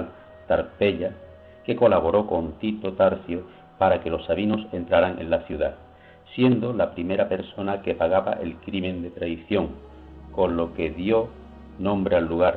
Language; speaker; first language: Spanish; native; Spanish